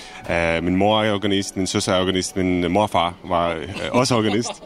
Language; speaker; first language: Danish; non-native, fluent; Czech